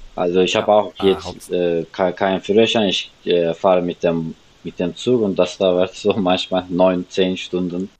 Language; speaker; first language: German; non-native, fluent; Turkish